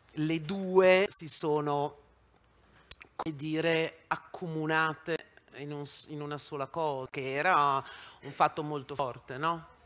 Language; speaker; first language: Italian; native; Italian